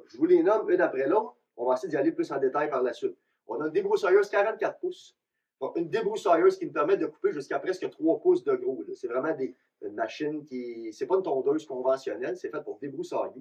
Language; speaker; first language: French; native; French